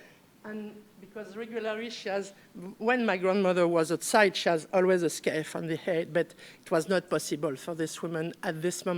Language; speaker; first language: English; non-native, learner; French